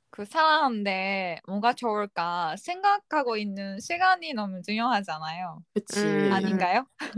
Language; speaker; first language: Korean; non-native, fluent; Japanese